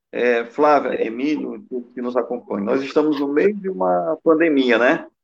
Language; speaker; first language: Portuguese; native; Portuguese